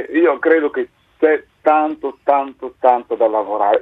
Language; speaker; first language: Italian; non-native, fluent; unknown